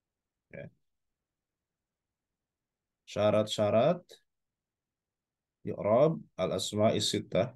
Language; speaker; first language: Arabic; non-native, fluent; Indonesian